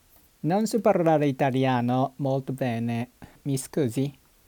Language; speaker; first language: Italian; non-native, learner; Japanese